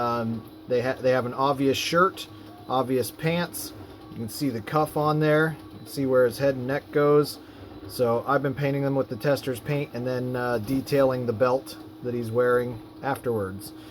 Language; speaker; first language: English; native; English